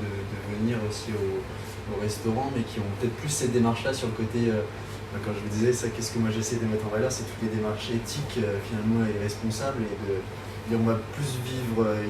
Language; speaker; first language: French; native; French